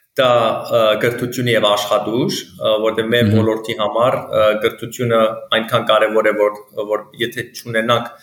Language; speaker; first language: Armenian; early bilingual, heritage; Armenian